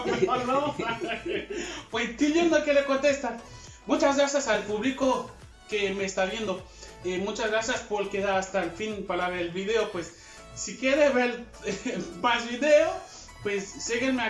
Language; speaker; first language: Spanish; non-native, learner; Haitian Creole